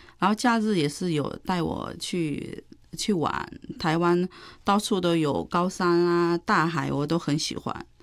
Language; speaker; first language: Chinese; early bilingual, heritage; Chinese